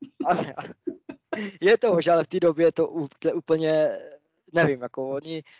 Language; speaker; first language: Czech; early bilingual, other home language; German